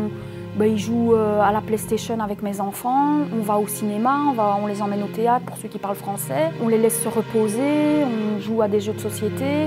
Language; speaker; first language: French; native; French